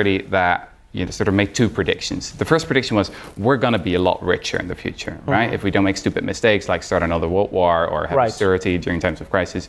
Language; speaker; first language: English; non-native, fluent; Dutch